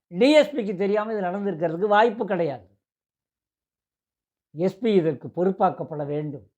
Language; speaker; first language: Tamil; native; Tamil